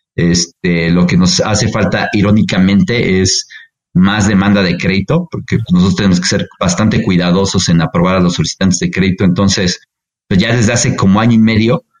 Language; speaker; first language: Spanish; native; Spanish